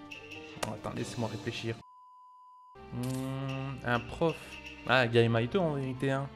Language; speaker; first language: French; native; French